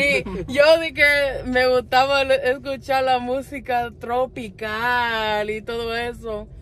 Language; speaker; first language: Spanish; non-native, fluent; English